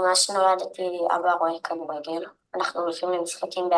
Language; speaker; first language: Hebrew; early bilingual, other home language; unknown